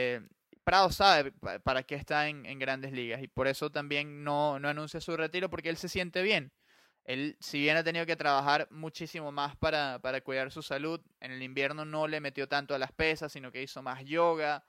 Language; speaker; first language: Spanish; native; Spanish